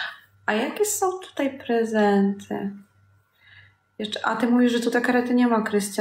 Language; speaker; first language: Polish; non-native, learner; Ukrainian